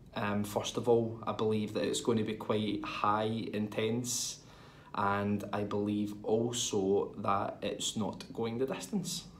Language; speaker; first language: English; native; English